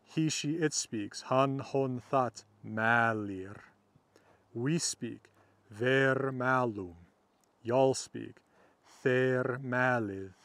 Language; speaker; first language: English; native; English